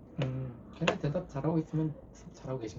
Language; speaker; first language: Korean; native; Korean